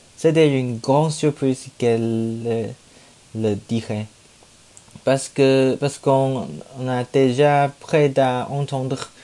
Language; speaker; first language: French; non-native, learner; Chinese